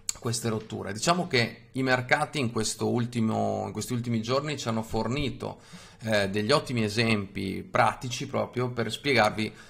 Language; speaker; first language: Italian; native; Italian